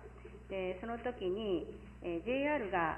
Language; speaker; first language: Japanese; native; Japanese